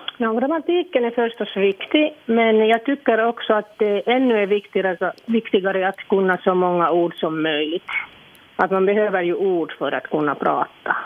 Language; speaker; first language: Swedish; non-native, local second language; Finnish